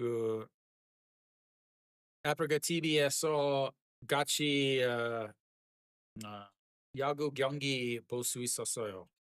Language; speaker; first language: Korean; non-native, learner; English